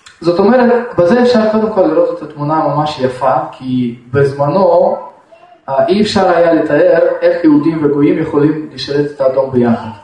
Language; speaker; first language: Hebrew; non-native, fluent; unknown